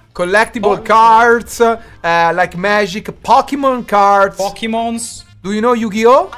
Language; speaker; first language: English; non-native, fluent; Italian